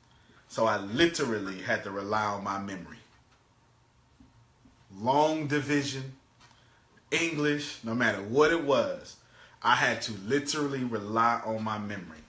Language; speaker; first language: English; native; English